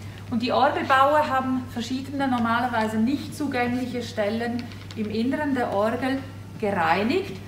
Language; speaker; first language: German; native; German